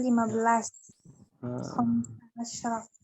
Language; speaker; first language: Arabic; non-native, learner; Indonesian